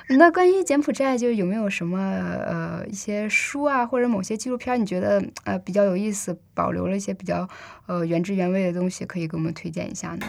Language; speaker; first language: Chinese; native; Chinese